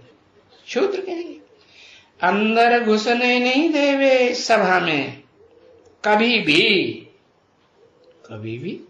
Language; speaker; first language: Hindi; native; Hindi